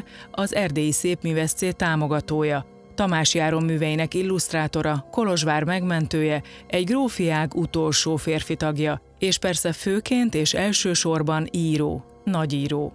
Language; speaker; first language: Hungarian; native; Hungarian